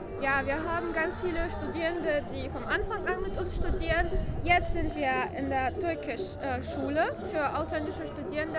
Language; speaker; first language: German; non-native, fluent; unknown